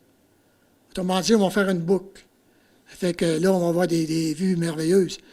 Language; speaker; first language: French; native; French